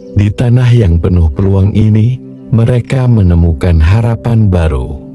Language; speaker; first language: Indonesian; native; Indonesian